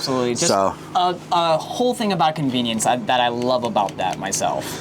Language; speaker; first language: English; native; English